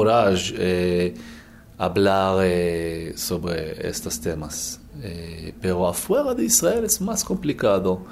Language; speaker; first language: Spanish; non-native, learner; Hebrew